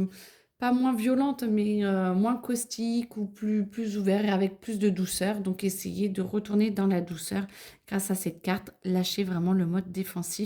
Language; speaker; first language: French; native; French